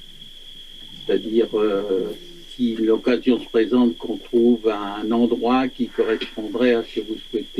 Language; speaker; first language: French; native; French